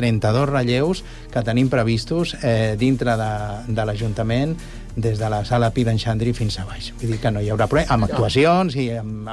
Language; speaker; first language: Catalan; native; Catalan